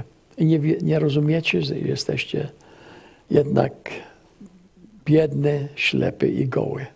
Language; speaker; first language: Polish; early bilingual, heritage; English